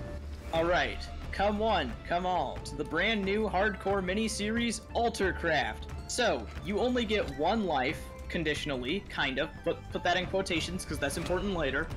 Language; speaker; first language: English; native; English